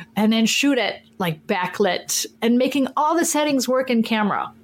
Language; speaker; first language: English; non-native, fluent; French